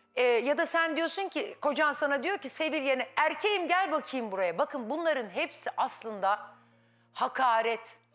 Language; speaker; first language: Turkish; native; Turkish